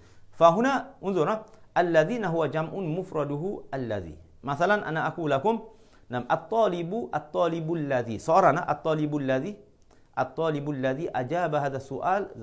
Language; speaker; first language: Arabic; non-native, fluent; Malay